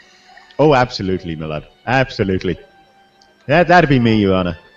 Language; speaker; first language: English; native; English